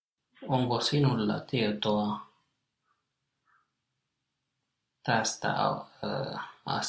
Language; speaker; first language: Finnish; non-native, learner; English